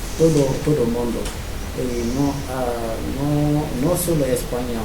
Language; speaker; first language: Spanish; non-native, learner; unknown